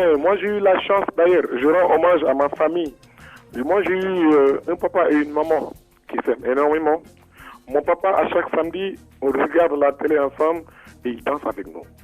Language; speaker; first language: French; non-native, local second language; Wolof